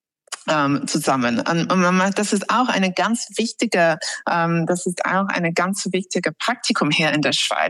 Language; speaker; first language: German; non-native, fluent; English